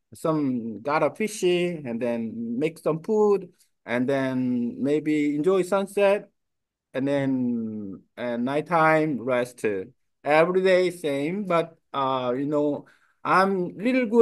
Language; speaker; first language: English; non-native, learner; Korean